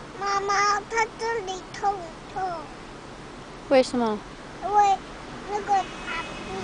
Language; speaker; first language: Chinese; early bilingual, heritage; Chinese